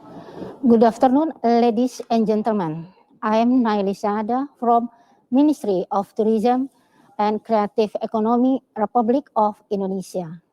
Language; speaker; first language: English; non-native, learner; Indonesian